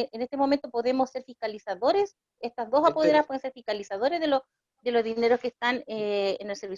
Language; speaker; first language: Spanish; native; Spanish